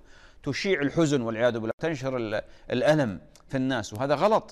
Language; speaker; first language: Arabic; native; Arabic